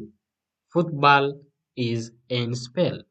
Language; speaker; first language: Dutch; non-native, learner; Tigrinya